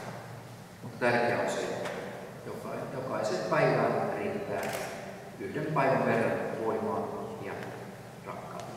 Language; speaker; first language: Finnish; native; Finnish